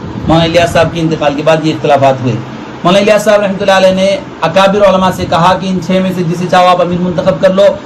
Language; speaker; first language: Urdu; native; Urdu